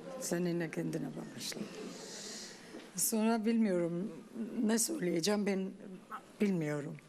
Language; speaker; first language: Turkish; non-native, learner; Armenian